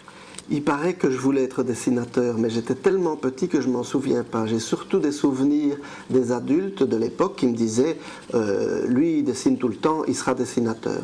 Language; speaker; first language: French; native; French